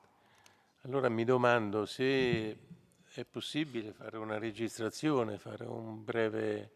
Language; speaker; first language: Italian; native; Italian